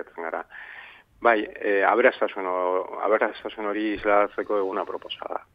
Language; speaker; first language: Basque; non-native, local second language; Spanish